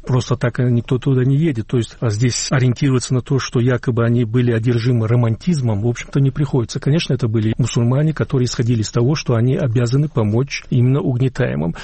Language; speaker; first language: Russian; non-native, local second language; Chechen